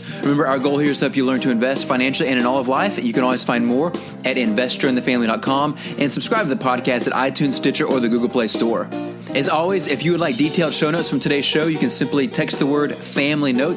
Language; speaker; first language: English; native; English